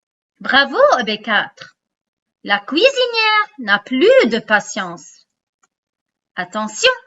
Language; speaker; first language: French; non-native, local second language; Arabic